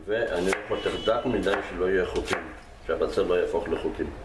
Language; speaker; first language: Hebrew; native; Hebrew